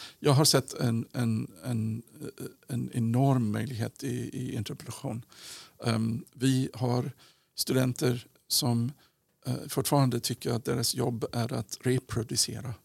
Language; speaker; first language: Swedish; non-native, fluent; English